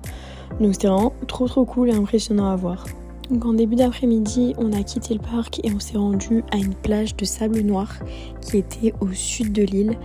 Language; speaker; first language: French; native; French